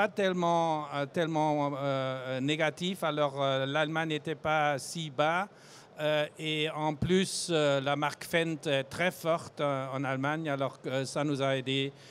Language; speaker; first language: French; non-native, fluent; German